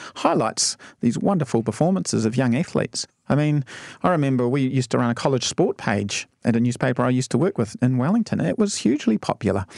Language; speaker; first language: English; native; English